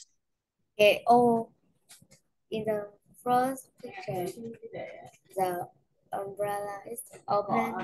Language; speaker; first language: English; non-native, learner; Vietnamese